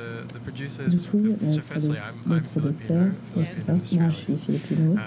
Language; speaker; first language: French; non-native, learner; English